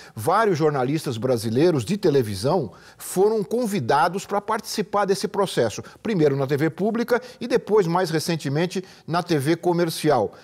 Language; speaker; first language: Portuguese; native; Portuguese